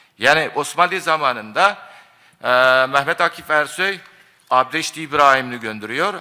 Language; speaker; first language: Turkish; non-native, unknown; Japanese